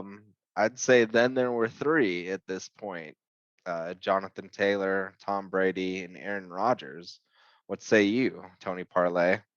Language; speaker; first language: English; native; English